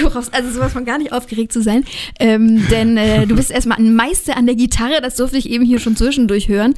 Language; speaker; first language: German; native; German